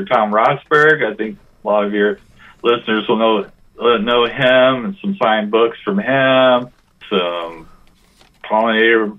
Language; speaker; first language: English; native; English